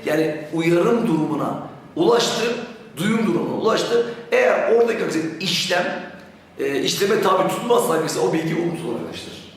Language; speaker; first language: Turkish; native; Turkish